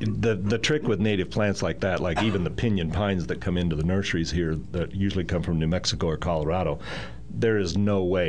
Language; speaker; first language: English; native; English